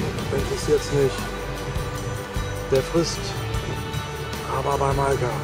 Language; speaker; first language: German; native; German